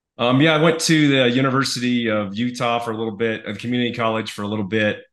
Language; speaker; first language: English; native; English